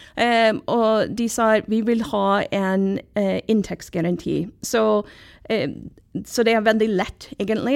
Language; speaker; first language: Norwegian; non-native, fluent; English